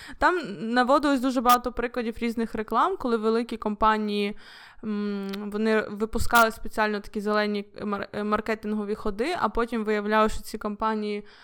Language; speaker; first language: Ukrainian; non-native, local second language; Russian